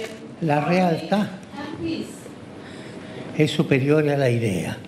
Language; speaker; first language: Italian; non-native, fluent; Spanish